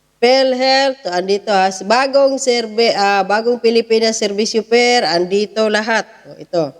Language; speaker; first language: Filipino; non-native, local second language; Cebuano